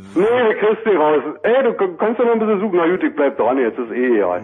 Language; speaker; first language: German; native; German